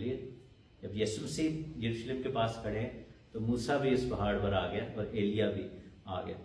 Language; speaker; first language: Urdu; non-native, local second language; Punjabi